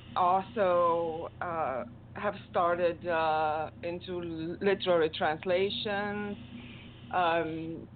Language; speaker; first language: English; non-native, fluent; Romanian